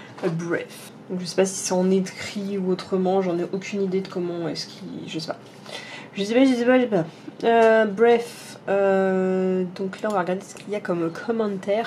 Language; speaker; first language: French; native; French